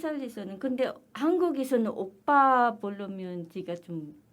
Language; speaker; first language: Korean; non-native, learner; Filipino